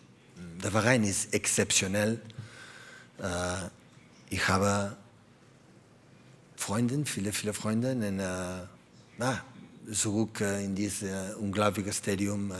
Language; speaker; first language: German; non-native, learner; Catalan